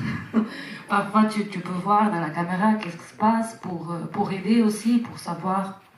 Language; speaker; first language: French; non-native, fluent; Portuguese